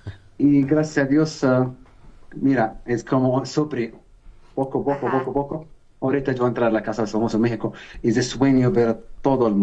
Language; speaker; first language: Spanish; non-native, learner; Arabic